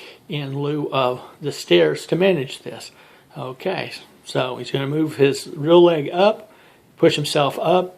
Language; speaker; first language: English; native; English